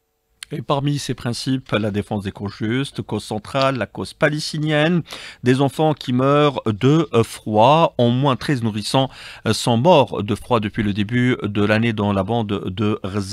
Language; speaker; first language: French; non-native, local second language; Arabic